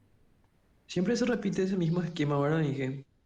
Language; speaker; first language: Spanish; native; Spanish